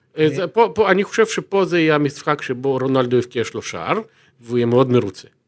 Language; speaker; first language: Hebrew; native; Hebrew